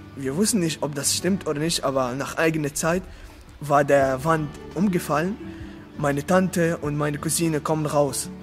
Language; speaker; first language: German; non-native, learner; Arabic